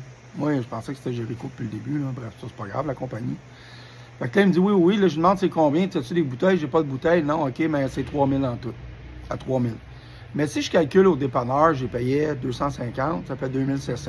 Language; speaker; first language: French; native; French